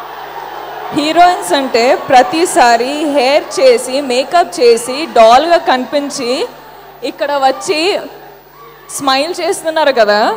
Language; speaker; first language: Telugu; non-native, local second language; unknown